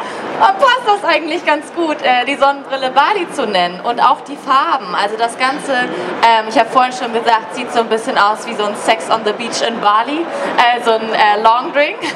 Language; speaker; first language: German; native; German